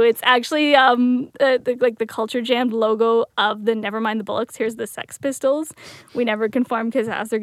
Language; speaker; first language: English; native; English